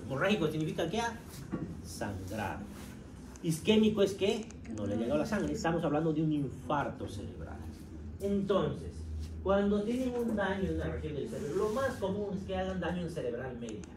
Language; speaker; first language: Spanish; native; Spanish